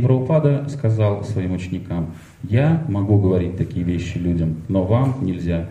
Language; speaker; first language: Russian; native; Russian